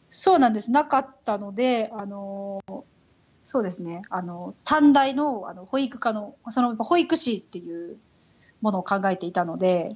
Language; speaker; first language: Japanese; native; Japanese